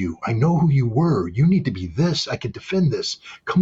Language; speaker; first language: English; native; English